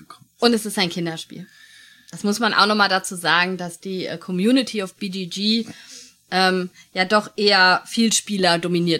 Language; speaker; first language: German; native; German